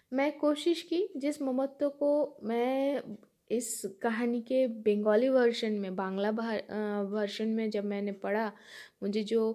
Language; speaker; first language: Hindi; non-native, local second language; Bangla